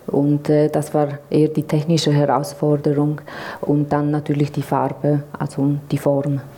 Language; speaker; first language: German; non-native, fluent; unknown